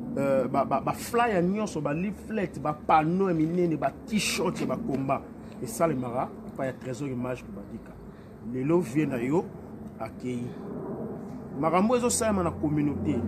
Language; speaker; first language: French; non-native, local second language; Lingala